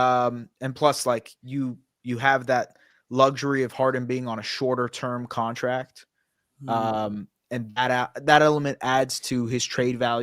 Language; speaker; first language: English; native; English